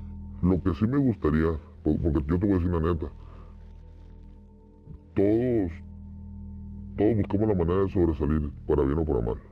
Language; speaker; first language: Spanish; native; Spanish